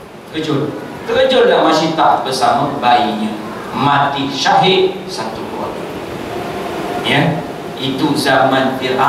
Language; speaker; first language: Malay; native; Malay